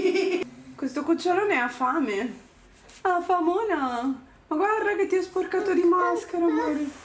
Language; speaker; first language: Italian; native; Italian